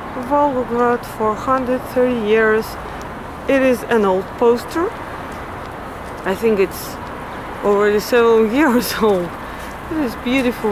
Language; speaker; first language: English; non-native, fluent; Russian